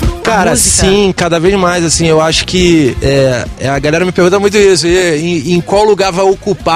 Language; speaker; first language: Portuguese; native; Portuguese